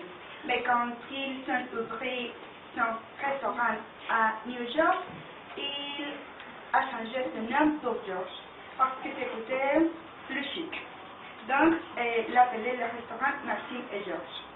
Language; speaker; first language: French; non-native, learner; Spanish